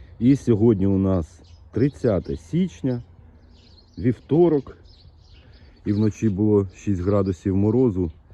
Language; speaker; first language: Ukrainian; non-native, local second language; Russian